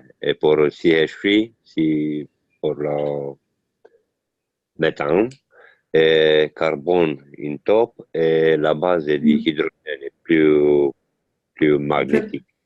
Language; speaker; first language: French; non-native, learner; Italian